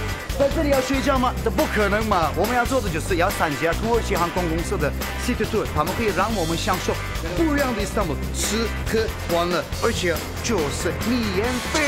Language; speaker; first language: Chinese; non-native, fluent; Turkish